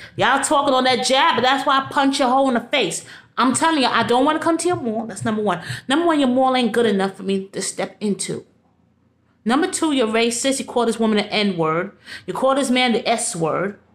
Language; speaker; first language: English; native; English